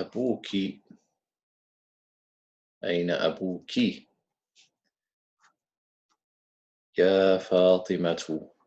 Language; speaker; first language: Arabic; non-native, fluent; English